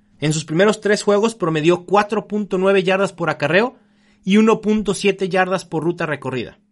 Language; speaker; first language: Spanish; native; Spanish